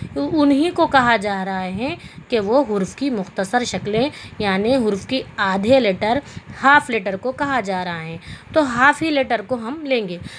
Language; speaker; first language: Urdu; native; Urdu